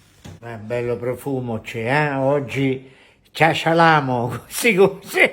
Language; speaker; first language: Italian; early bilingual, heritage; Spanish